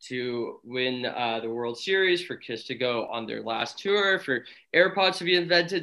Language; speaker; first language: English; native; English